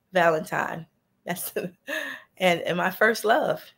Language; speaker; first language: English; native; English